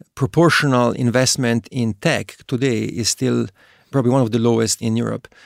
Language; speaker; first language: English; non-native, fluent; Italian